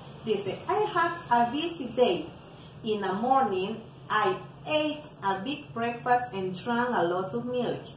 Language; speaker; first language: English; non-native, fluent; Spanish